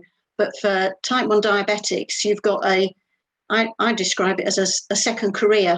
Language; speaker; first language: English; native; English